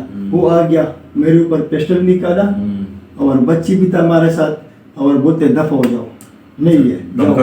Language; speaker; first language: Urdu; non-native, local second language; Pashto